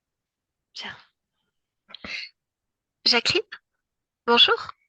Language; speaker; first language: French; native; French